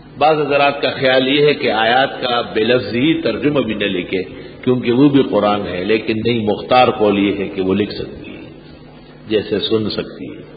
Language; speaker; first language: Urdu; non-native, local second language; Pashto